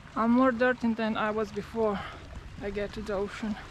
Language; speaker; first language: English; non-native, learner; Slovenian